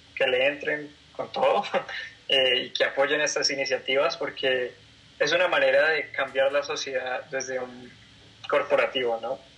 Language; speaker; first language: Spanish; native; Spanish